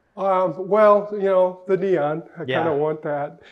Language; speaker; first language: English; native; English